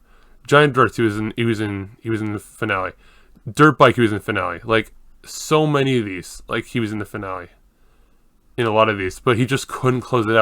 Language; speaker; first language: English; native; English